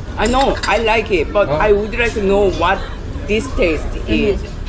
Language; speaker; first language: English; non-native, fluent; Korean